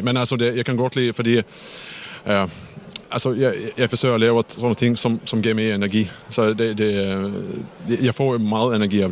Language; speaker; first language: Danish; non-native, fluent; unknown